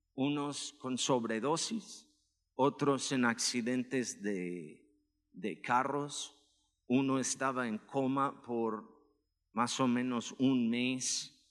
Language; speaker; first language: Spanish; non-native, fluent; English